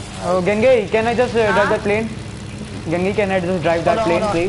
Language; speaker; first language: English; non-native, local second language; Hindi